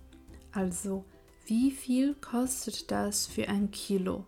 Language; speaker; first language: German; non-native, fluent; Chinese